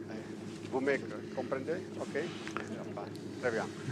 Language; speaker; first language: French; non-native, learner; Spanish